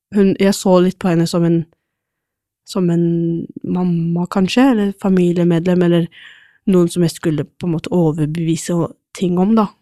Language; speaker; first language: Norwegian; non-native, fluent; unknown